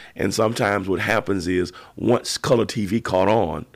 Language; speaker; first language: English; native; English